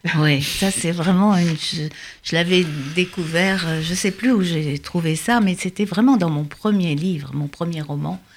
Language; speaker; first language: French; native; French